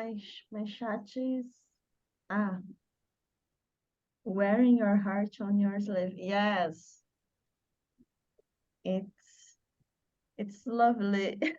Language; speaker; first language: English; non-native, learner; Portuguese